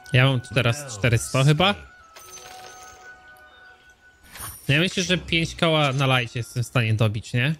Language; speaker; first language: Polish; native; Polish